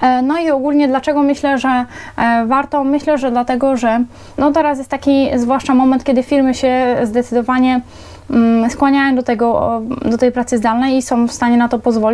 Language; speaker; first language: Polish; native; Polish